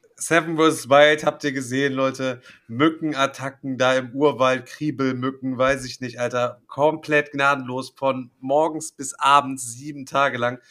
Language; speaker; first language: German; native; German